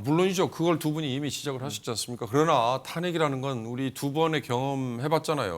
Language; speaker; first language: Korean; native; Korean